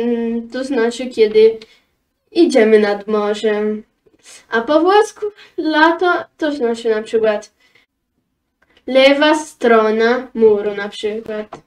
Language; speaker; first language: Polish; early bilingual, heritage; Polish